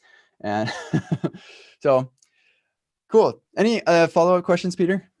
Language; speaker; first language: English; native; English